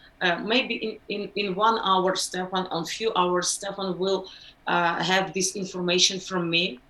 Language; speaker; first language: English; non-native, learner; Ukrainian